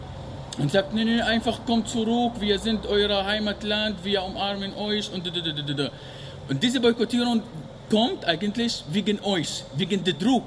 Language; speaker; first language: German; non-native, learner; Arabic